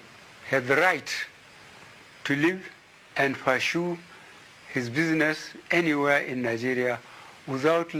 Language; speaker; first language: English; non-native, local second language; Hausa